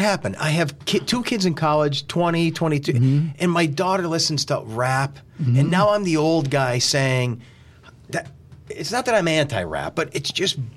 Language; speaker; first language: English; native; English